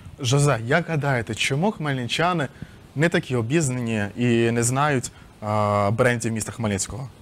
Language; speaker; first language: Ukrainian; native; Ukrainian